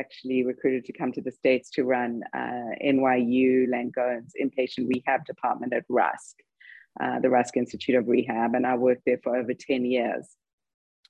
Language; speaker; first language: English; native; English